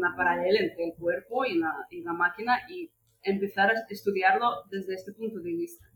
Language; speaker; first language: Spanish; non-native, fluent; Russian